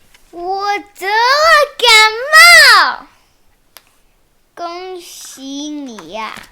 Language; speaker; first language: Chinese; early bilingual, heritage; Chinese